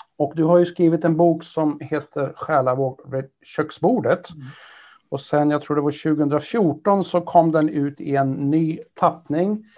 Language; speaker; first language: Swedish; native; Swedish